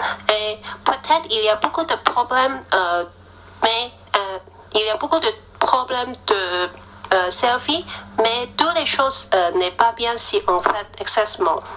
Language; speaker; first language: French; non-native, learner; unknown